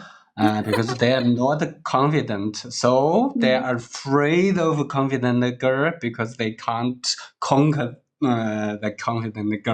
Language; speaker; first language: English; non-native, learner; Chinese